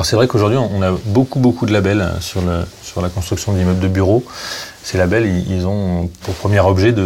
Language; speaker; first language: French; native; French